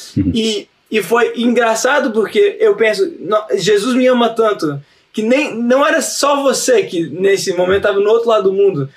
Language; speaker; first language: Portuguese; early bilingual, heritage; Portuguese